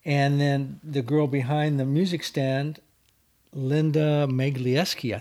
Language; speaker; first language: English; native; English